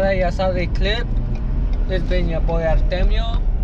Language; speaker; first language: English; early bilingual, other home language; Spanish